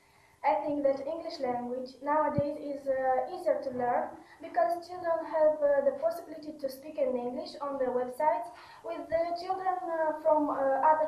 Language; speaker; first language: English; non-native, learner; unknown